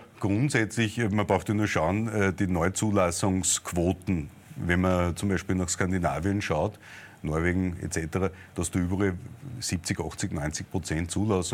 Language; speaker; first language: German; native; German